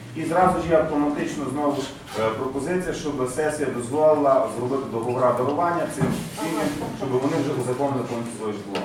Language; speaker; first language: Ukrainian; native; Ukrainian